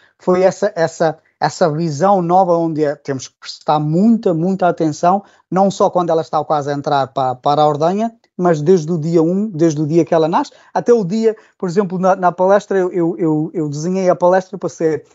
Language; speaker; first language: Portuguese; native; Portuguese